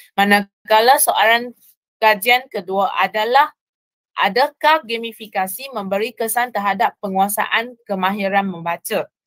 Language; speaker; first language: Malay; non-native, local second language; Chinese